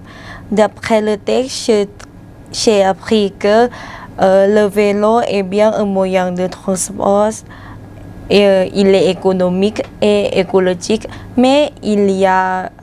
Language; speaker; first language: French; non-native, learner; Thai